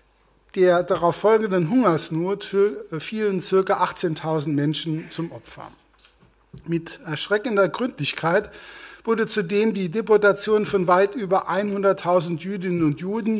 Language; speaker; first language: German; native; German